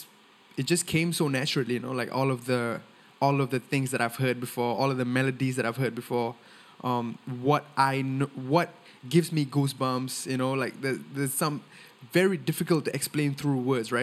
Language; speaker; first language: English; non-native, local second language; Tamil